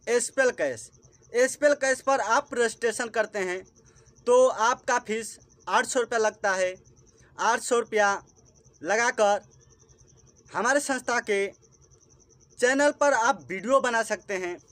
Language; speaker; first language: Hindi; native; Hindi